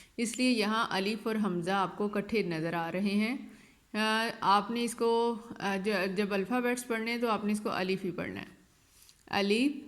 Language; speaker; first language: Urdu; non-native, local second language; Punjabi